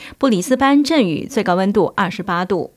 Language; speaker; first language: Chinese; native; Chinese